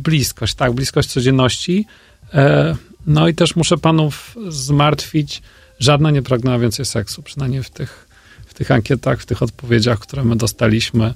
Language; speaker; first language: Polish; native; Polish